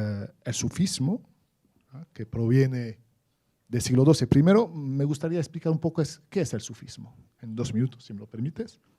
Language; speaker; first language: Spanish; non-native, fluent; Arabic